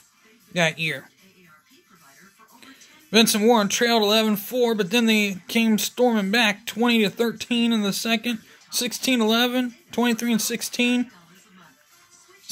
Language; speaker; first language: English; native; English